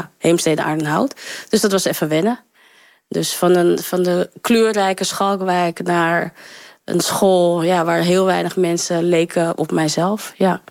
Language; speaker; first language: Dutch; early bilingual, other home language; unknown